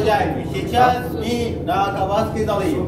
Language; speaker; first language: Russian; non-native, learner; Arabic